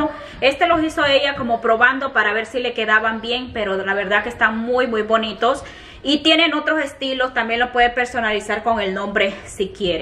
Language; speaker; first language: Spanish; native; Spanish